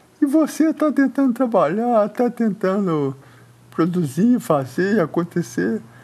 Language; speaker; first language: Portuguese; native; Portuguese